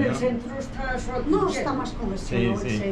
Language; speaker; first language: Spanish; native; Spanish